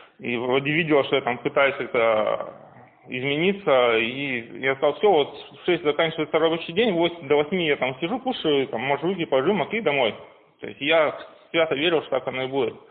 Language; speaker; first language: Russian; native; Russian